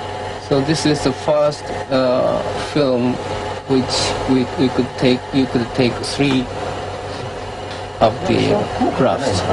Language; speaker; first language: English; non-native, learner; Japanese